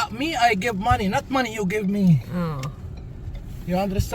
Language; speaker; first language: English; non-native, learner; Arabic